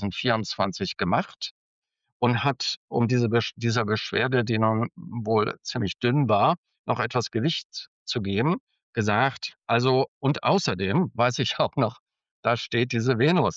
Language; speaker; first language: German; native; German